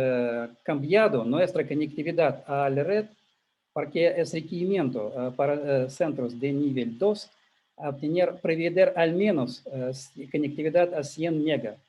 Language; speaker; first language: Spanish; non-native, learner; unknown